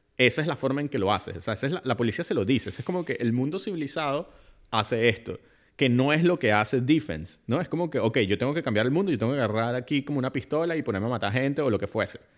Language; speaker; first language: Spanish; native; Spanish